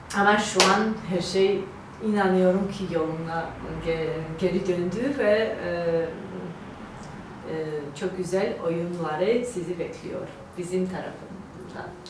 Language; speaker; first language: Turkish; non-native, learner; Georgian